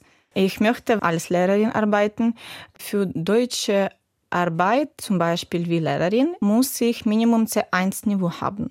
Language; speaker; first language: German; non-native, learner; Ukrainian